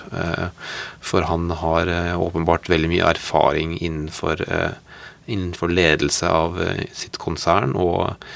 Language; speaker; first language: Norwegian; non-native, fluent; English